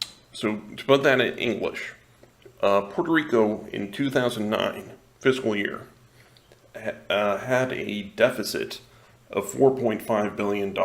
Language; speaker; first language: English; non-native, local second language; Spanish